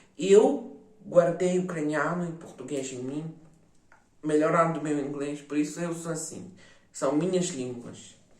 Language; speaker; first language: Portuguese; non-native, local second language; Ukrainian